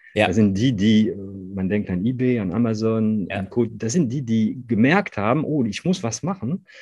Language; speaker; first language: German; non-native, fluent; French